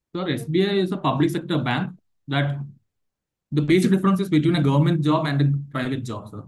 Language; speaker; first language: English; non-native, local second language; Malayalam